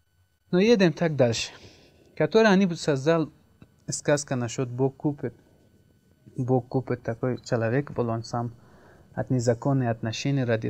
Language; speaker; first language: Russian; non-native, learner; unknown